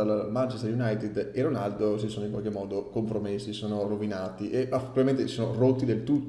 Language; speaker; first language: Italian; native; Italian